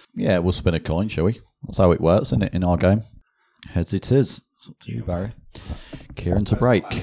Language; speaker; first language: English; native; English